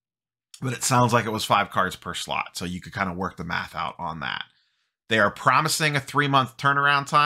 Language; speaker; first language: English; native; English